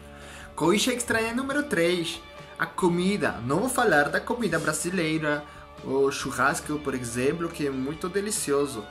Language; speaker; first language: Portuguese; non-native, learner; French